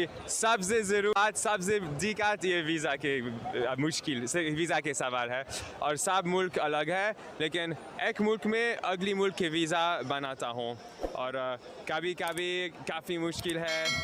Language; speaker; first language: Hindi; non-native, learner; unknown